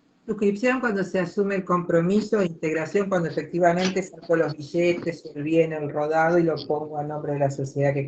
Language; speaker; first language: Spanish; native; Spanish